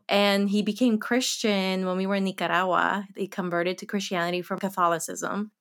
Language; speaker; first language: English; early bilingual, other home language; Spanish